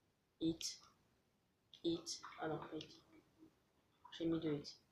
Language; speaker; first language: French; native; French